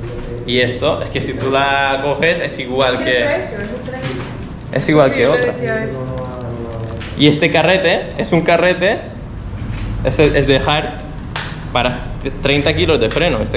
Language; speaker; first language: Spanish; native; Spanish